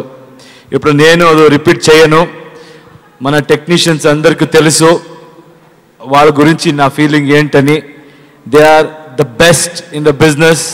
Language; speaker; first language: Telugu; non-native, learner; Kannada